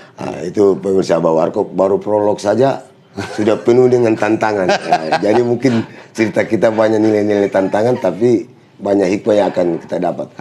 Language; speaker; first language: Indonesian; native; Indonesian